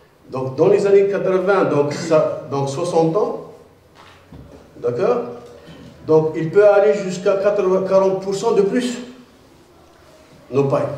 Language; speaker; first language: French; non-native, local second language; Arabic